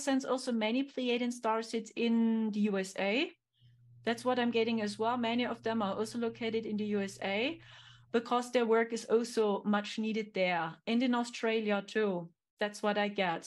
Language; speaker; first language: English; non-native, fluent; German